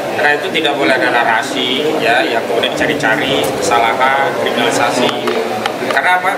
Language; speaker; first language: Indonesian; native; Indonesian